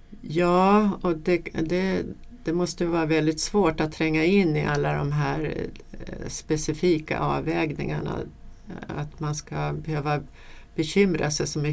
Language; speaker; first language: Swedish; native; Swedish